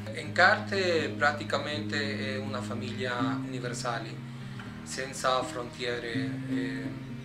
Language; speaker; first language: Italian; non-native, learner; Spanish